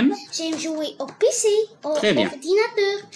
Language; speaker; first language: French; non-native, learner; Arabic